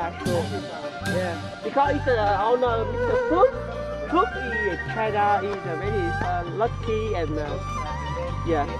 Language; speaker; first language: English; non-native, learner; Vietnamese